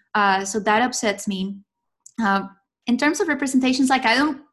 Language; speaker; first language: English; non-native, fluent; Spanish